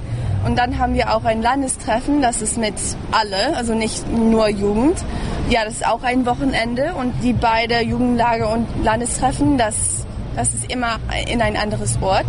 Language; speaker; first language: German; early bilingual, heritage; English